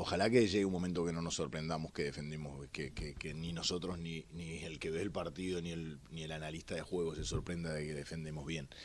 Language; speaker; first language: Spanish; native; Spanish